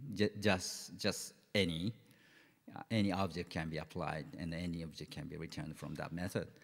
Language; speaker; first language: English; non-native, fluent; Japanese